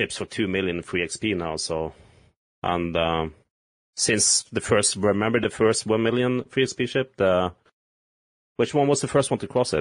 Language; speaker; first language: English; non-native, fluent; Norwegian